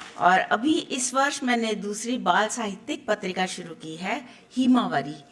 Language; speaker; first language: Hindi; native; Hindi